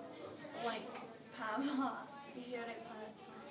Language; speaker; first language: French; non-native, learner; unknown